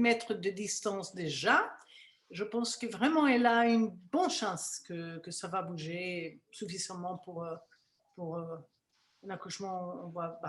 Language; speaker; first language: French; non-native, fluent; Spanish